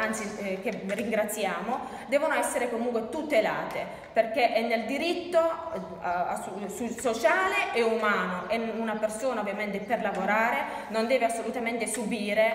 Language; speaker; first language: Italian; native; Italian